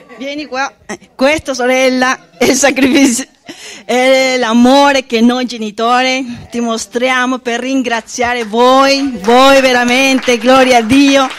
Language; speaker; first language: Italian; non-native, fluent; Spanish